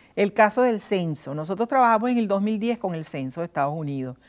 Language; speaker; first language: Spanish; native; Spanish